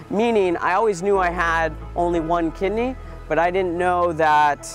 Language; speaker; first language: English; native; English